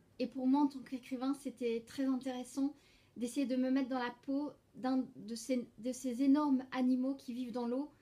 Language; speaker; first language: French; native; French